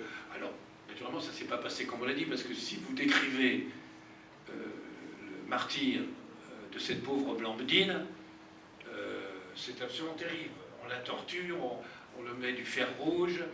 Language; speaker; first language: French; native; French